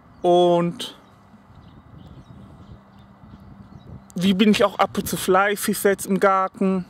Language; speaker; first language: German; non-native, learner; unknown